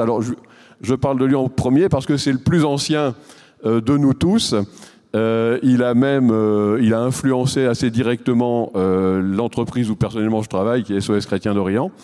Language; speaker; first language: French; native; French